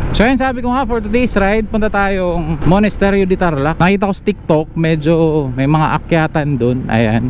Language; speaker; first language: Filipino; native; Filipino